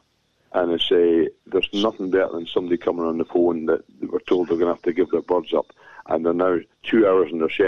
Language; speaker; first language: English; native; English